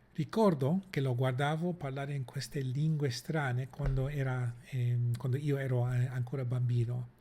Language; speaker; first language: Italian; non-native, fluent; English